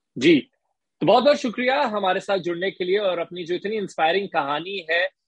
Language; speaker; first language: Hindi; native; Hindi